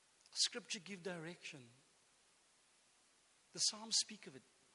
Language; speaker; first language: English; non-native, local second language; Afrikaans